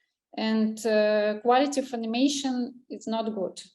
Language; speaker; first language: English; non-native, learner; Russian